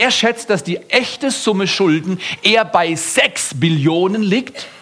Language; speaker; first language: German; native; German